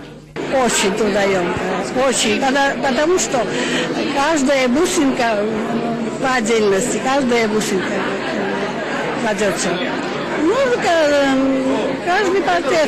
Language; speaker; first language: Russian; non-native, fluent; Georgian